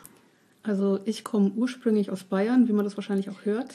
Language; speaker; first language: German; native; German